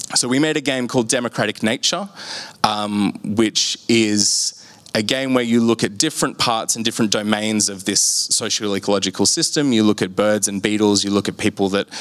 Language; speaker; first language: English; native; English